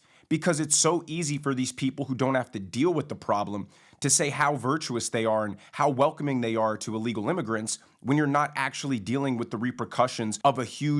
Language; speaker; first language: English; native; English